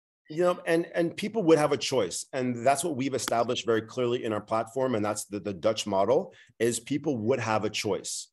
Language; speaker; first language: English; early bilingual, other home language; French